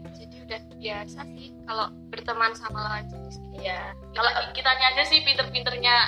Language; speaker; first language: Indonesian; native; Indonesian